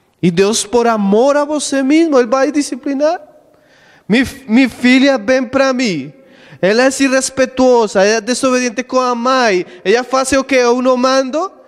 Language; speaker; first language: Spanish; non-native, learner; Portuguese